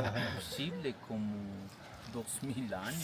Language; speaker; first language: Spanish; non-native, local second language; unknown